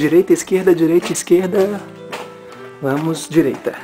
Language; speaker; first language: Portuguese; native; Portuguese